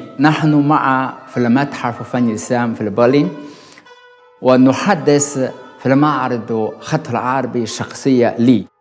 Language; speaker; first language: Arabic; non-native, learner; Chinese